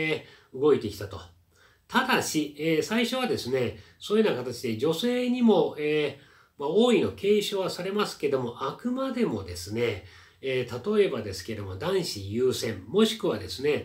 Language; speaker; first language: Japanese; native; Japanese